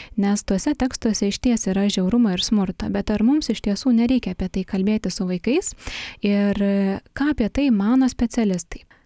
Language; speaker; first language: Lithuanian; native; Lithuanian